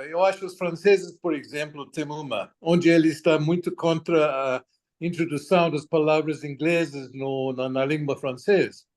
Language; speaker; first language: Portuguese; non-native, fluent; English